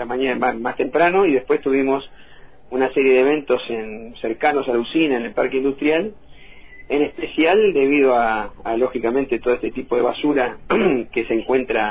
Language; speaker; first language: Spanish; native; Spanish